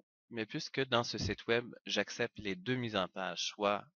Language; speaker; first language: French; native; French